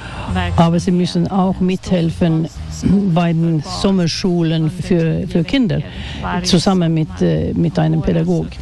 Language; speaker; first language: German; non-native, fluent; Swedish